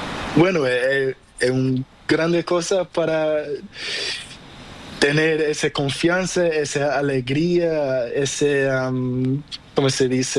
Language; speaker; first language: Spanish; non-native, learner; Portuguese